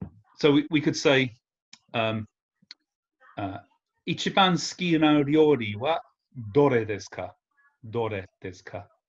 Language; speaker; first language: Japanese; non-native, fluent; English